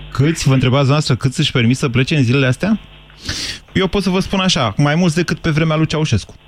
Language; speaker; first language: Romanian; native; Romanian